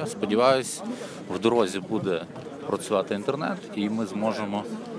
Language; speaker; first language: Ukrainian; native; Ukrainian